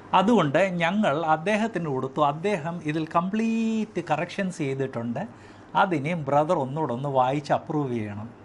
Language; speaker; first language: Malayalam; non-native, local second language; Hindi